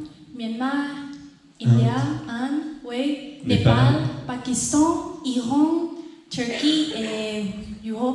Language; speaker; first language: French; non-native, learner; Thai